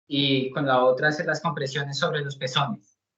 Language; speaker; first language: Spanish; native; Spanish